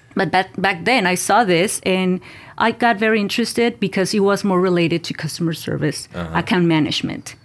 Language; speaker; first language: English; non-native, fluent; Spanish